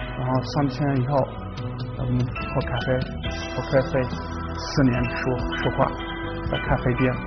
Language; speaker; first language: Chinese; non-native, learner; English